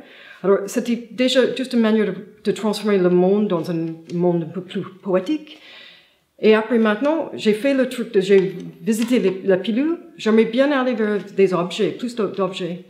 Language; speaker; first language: French; non-native, fluent; English